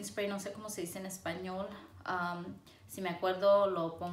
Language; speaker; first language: Spanish; early bilingual, heritage; Spanish